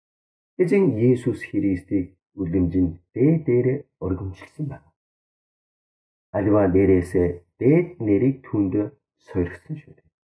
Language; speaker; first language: Mongolian; non-native, fluent; Korean